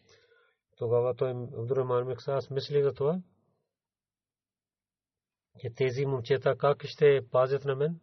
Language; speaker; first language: Bulgarian; non-native, learner; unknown